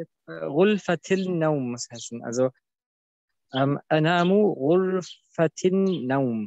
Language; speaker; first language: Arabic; non-native, learner; German